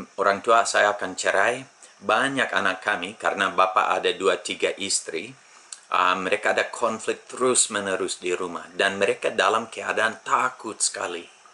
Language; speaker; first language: Indonesian; non-native, fluent; English